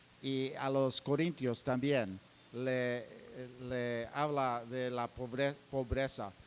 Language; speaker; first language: Spanish; non-native, fluent; English